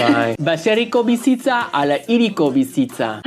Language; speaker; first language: Basque; non-native, learner; English